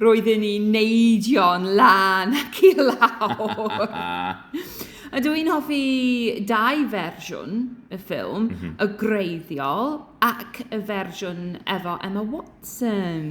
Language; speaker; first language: Welsh; non-native, learner; English